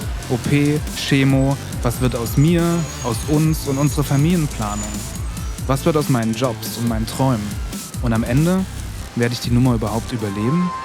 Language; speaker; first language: German; native; German